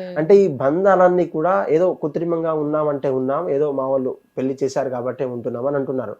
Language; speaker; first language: Telugu; native; Telugu